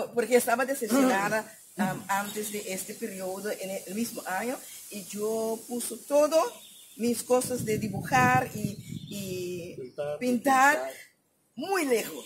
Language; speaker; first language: Spanish; non-native, learner; Papiamento